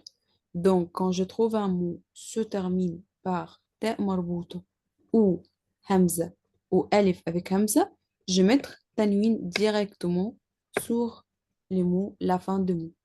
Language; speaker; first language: French; non-native, learner; Arabic